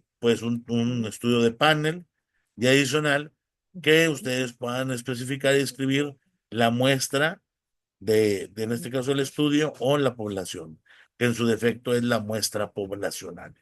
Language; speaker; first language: Spanish; native; Spanish